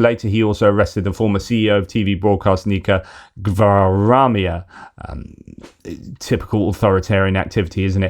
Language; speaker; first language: English; native; English